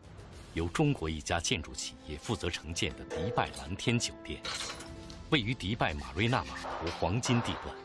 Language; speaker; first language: Chinese; native; Chinese